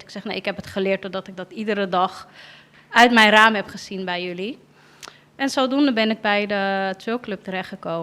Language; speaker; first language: Dutch; native; Dutch